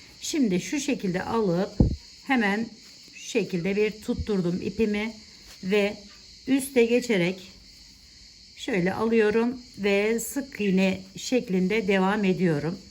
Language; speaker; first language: Turkish; native; Turkish